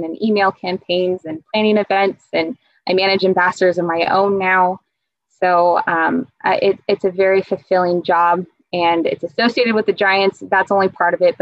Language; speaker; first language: English; native; English